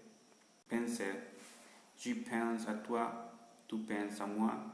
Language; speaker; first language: French; non-native, learner; Spanish